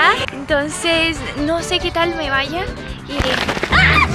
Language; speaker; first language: Spanish; native; Spanish